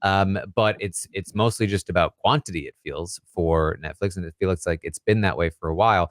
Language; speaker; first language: English; native; English